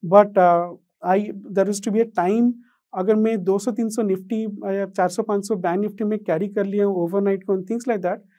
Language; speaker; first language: Hindi; non-native, local second language; Odia